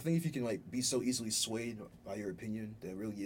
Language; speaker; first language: English; early bilingual, other home language; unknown